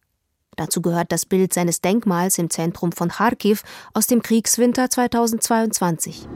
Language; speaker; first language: German; native; German